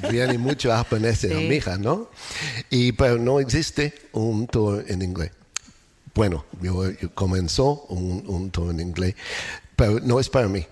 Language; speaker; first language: Spanish; non-native, learner; English